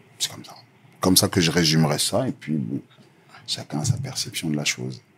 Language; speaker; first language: French; early bilingual, other home language; Lingala